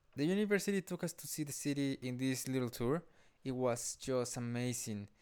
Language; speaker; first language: English; non-native, fluent; Spanish